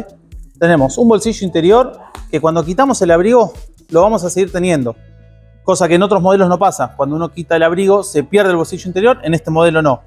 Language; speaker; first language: Spanish; native; Spanish